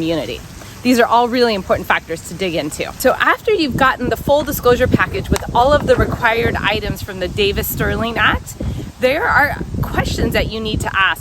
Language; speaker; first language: English; native; English